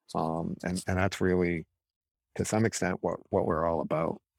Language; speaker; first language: English; native; English